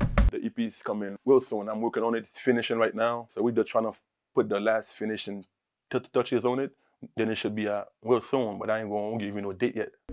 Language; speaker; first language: English; early bilingual, other home language; Haitian Creole